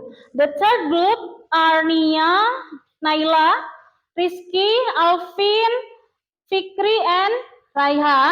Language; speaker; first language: English; non-native, learner; Indonesian